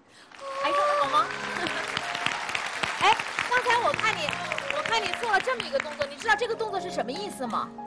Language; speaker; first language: Chinese; native; Chinese